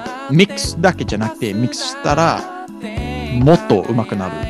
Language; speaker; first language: Japanese; non-native, fluent; English